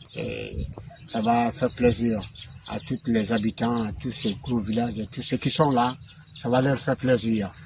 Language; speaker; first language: French; non-native, local second language; Bambara